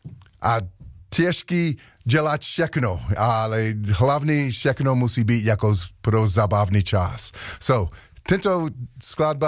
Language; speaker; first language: Czech; non-native, learner; English